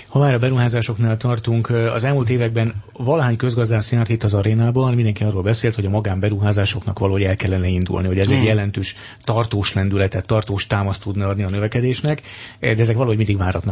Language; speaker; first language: Hungarian; native; Hungarian